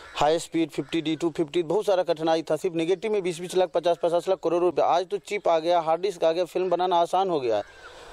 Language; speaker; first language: Hindi; non-native, local second language; Maithili